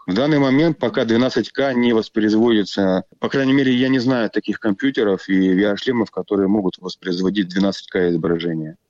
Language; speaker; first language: Russian; native; Russian